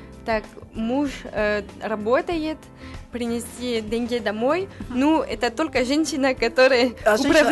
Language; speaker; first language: Russian; non-native, learner; French